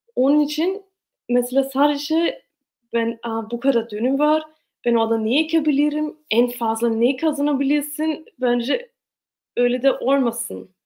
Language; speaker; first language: Turkish; non-native, fluent; German